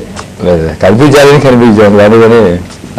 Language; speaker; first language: Telugu; non-native, learner; Tamil